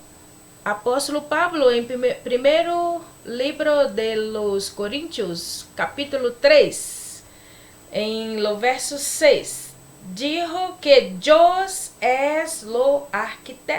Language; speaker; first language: Spanish; non-native, learner; Portuguese